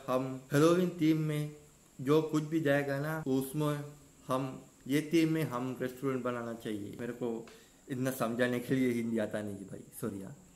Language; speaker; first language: Hindi; non-native, learner; Sinhala